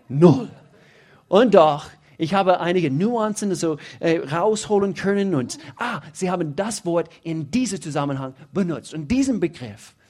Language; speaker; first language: German; non-native, fluent; English